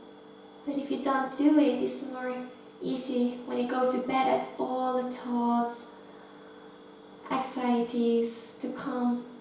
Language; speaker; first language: English; non-native, fluent; Norwegian